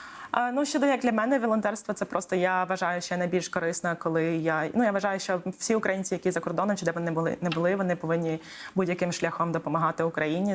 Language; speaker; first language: Ukrainian; native; Ukrainian